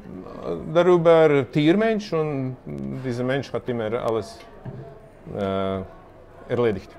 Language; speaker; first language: German; non-native, learner; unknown